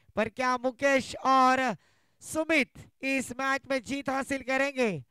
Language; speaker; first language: Hindi; non-native, local second language; Marathi